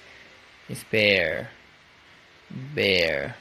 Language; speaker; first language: English; non-native, learner; Korean